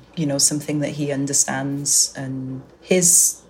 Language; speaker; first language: English; native; English